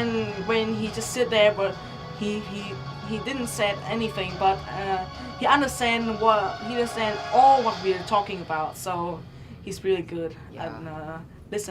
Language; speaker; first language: English; non-native, learner; Vietnamese